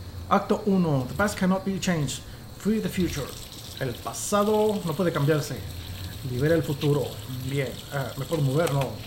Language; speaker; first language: Spanish; native; Spanish